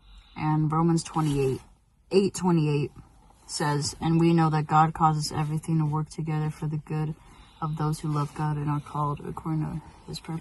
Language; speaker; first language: English; native; English